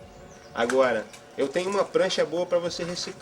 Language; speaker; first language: Portuguese; native; Portuguese